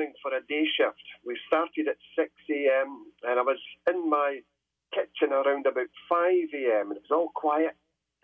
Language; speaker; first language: English; native; English